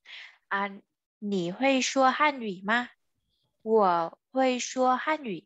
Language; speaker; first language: Chinese; non-native, learner; Vietnamese